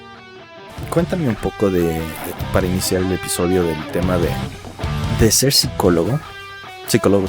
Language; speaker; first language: Spanish; native; Spanish